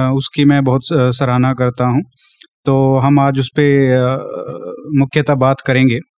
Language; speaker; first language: Hindi; native; Hindi